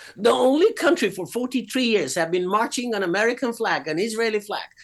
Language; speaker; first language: English; non-native, fluent; Persian